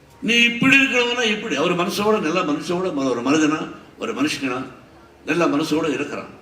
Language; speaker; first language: Tamil; non-native, learner; Telugu